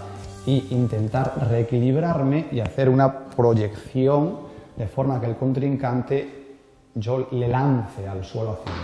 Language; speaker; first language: Spanish; native; Spanish